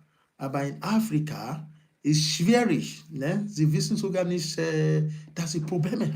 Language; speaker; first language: German; non-native, learner; Yoruba